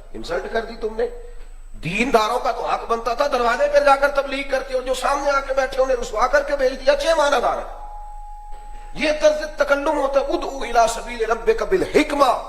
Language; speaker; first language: Urdu; non-native, local second language; Punjabi